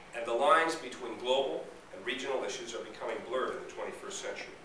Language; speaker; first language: English; native; English